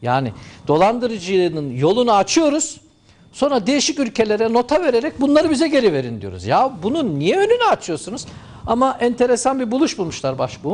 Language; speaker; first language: Turkish; native; Turkish